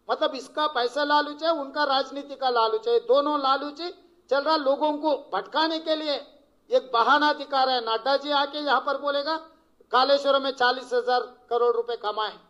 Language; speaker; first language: Hindi; non-native, local second language; Telugu